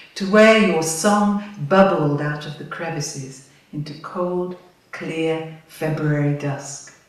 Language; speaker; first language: English; native; English